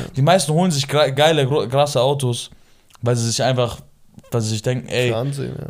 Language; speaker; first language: German; native; German